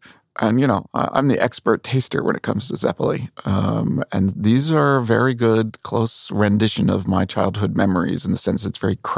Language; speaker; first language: English; native; English